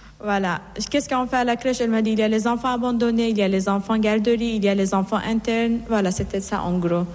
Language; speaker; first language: French; non-native, fluent; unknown